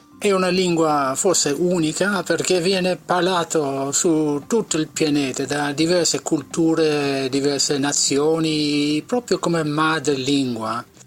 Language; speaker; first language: Italian; non-native, fluent; English